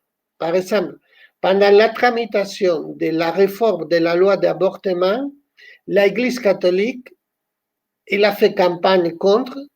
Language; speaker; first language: French; non-native, fluent; Spanish